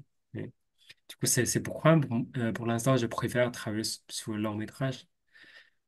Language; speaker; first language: French; non-native, fluent; Chinese